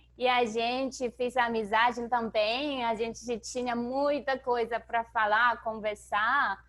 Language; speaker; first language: Portuguese; non-native, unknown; Chinese